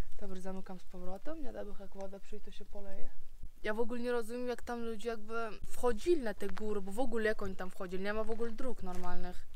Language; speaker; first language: Polish; non-native, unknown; Uzbek